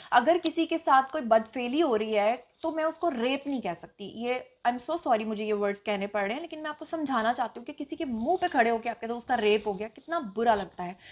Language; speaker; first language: Urdu; non-native, local second language; Punjabi